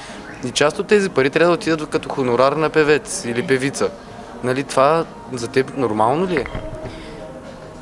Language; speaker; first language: Bulgarian; native; Bulgarian